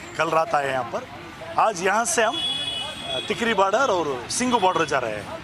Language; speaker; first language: Hindi; non-native, local second language; Kannada